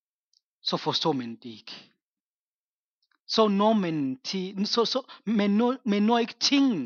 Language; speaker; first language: Danish; non-native, fluent; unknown